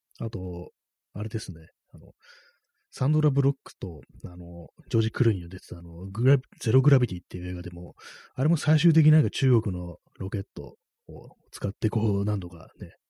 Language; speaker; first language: Japanese; native; Japanese